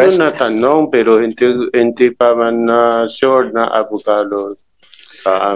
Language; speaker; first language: Filipino; non-native, learner; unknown